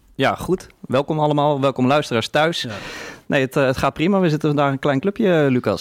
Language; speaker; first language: Dutch; native; Dutch